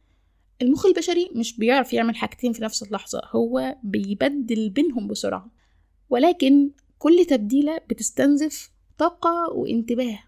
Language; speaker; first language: Arabic; native; Arabic